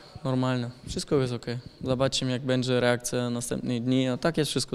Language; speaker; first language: Polish; non-native, learner; German